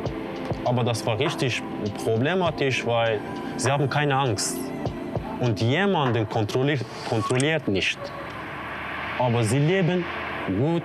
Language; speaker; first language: German; non-native, learner; Kurdish